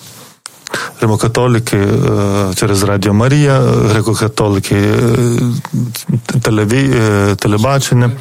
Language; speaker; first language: Ukrainian; non-native, fluent; Lithuanian